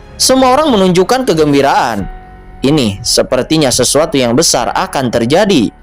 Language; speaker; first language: Indonesian; native; Indonesian